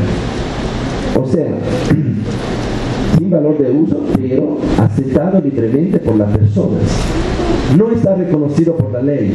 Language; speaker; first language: Spanish; non-native, fluent; Italian